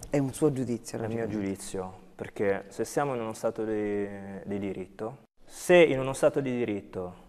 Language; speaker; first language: Italian; early bilingual, other home language; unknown